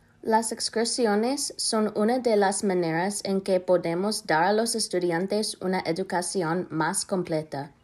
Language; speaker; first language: Spanish; non-native, learner; English